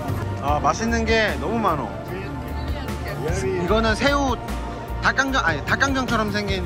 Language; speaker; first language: Korean; native; Korean